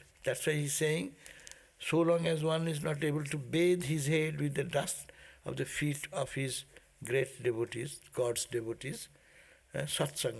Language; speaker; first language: English; non-native, local second language; Bangla